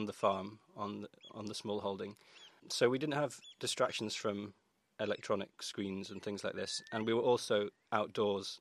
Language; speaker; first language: English; native; English